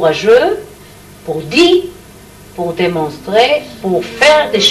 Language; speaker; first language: French; non-native, learner; Hebrew